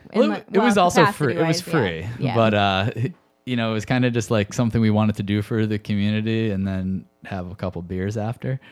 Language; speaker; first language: English; native; English